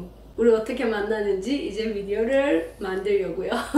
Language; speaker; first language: Korean; non-native, learner; Persian